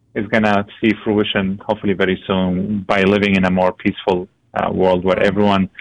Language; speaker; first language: English; non-native, fluent; Arabic